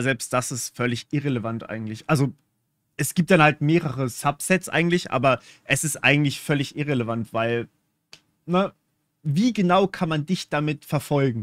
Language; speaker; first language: German; native; German